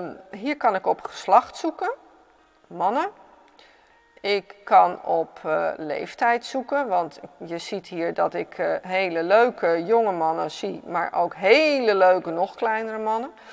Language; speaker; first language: Dutch; native; Dutch